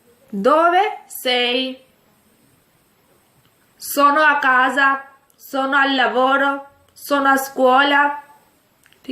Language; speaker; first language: Italian; non-native, fluent; Urdu